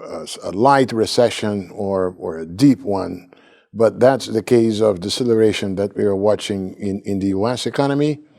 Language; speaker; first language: English; non-native, fluent; Portuguese